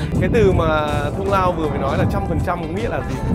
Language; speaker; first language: Vietnamese; native; Vietnamese